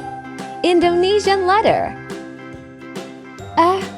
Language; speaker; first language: English; non-native, learner; Indonesian